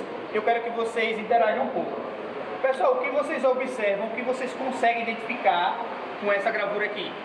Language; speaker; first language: Portuguese; native; Portuguese